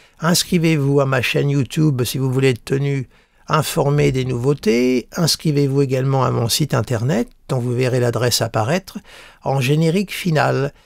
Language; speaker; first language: French; native; French